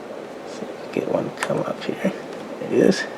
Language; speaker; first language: English; native; English